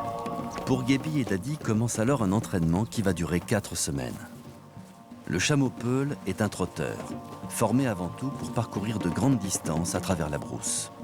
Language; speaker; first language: French; native; French